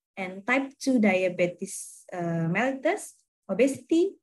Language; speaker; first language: English; non-native, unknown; Indonesian